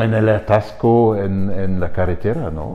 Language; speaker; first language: Spanish; non-native, fluent; German